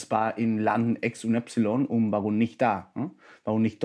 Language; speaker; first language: German; non-native, fluent; Spanish